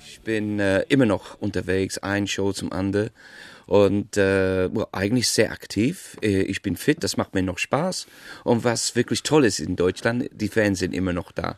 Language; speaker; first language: German; non-native, fluent; English